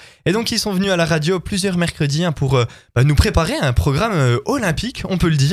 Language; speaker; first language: French; native; French